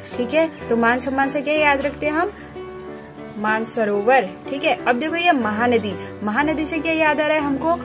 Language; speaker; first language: Hindi; native; Hindi